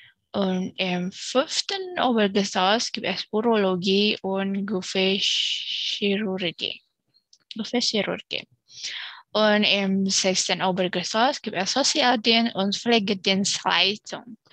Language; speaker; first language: German; non-native, learner; Indonesian